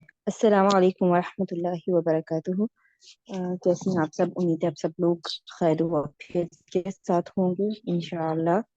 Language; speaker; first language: Urdu; native; Urdu